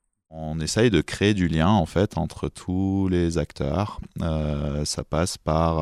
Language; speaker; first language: French; native; French